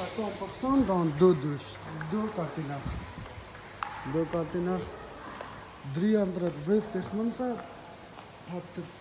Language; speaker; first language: French; non-native, learner; Persian